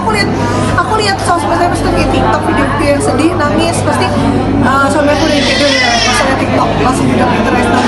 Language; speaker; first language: Indonesian; native; Indonesian